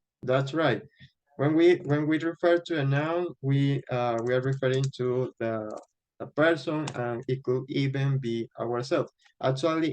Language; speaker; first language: English; non-native, fluent; Spanish